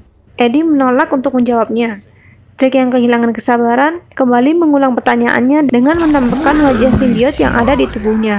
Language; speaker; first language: Indonesian; native; Indonesian